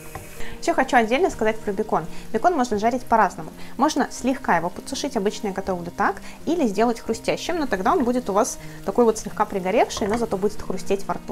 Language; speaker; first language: Russian; native; Russian